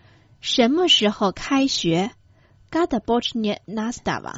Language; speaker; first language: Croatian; non-native, fluent; Chinese